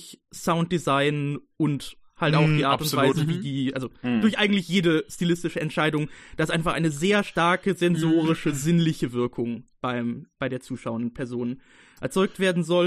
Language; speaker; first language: German; native; German